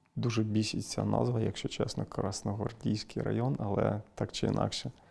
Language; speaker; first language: Ukrainian; non-native, local second language; Crimean Tatar